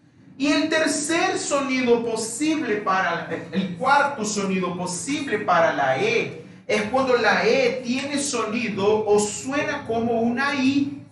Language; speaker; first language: Spanish; non-native, fluent; Portuguese